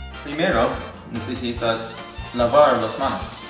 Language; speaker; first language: Spanish; non-native, learner; English